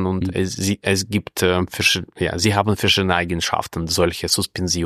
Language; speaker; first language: German; non-native, fluent; Russian